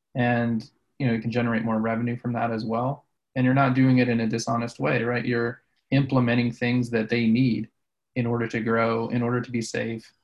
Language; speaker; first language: English; native; English